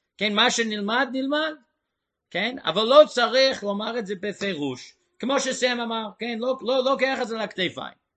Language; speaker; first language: Hebrew; non-native, fluent; English